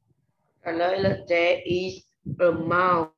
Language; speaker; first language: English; non-native, learner; Vietnamese